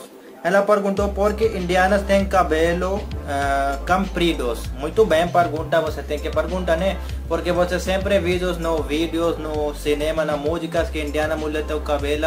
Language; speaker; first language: Portuguese; non-native, learner; Hindi